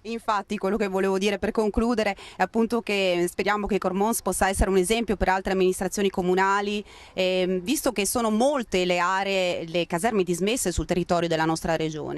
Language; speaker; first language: Italian; native; Italian